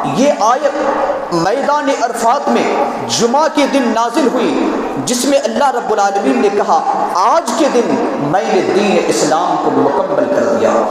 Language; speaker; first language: Urdu; native; Urdu